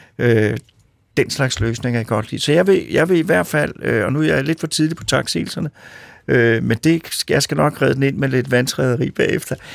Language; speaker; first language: Danish; native; Danish